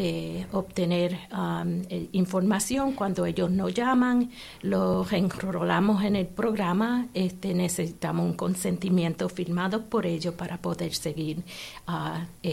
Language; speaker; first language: Spanish; early bilingual, heritage; Spanish